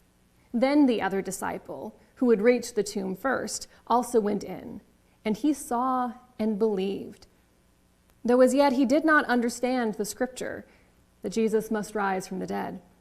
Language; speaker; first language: English; native; English